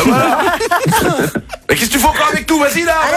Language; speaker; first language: French; native; French